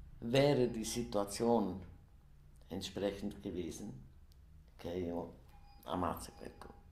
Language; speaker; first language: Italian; non-native, learner; German